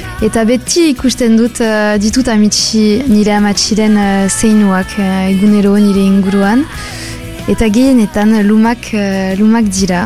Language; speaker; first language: Basque; non-native, local second language; French